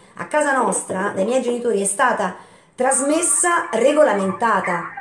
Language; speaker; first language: Italian; native; Italian